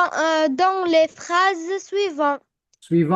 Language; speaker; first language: French; non-native, learner; Arabic